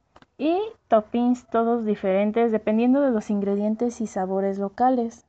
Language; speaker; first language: Spanish; native; Spanish